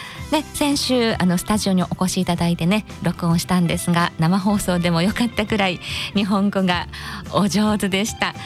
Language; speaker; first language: Japanese; native; Japanese